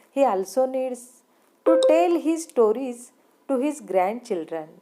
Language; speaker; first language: English; non-native, local second language; Marathi